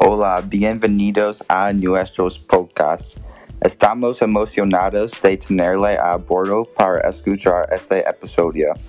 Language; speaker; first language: Spanish; non-native, learner; English